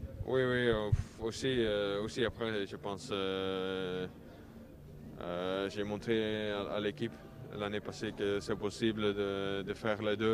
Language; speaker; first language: French; non-native, local second language; Dutch